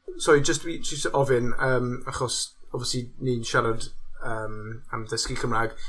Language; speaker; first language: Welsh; non-native, local second language; English